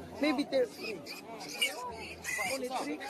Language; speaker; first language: English; non-native, learner; Korean